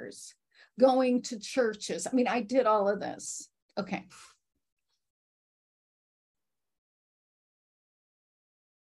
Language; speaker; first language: English; native; English